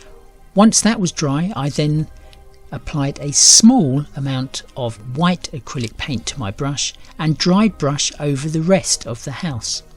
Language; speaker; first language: English; native; English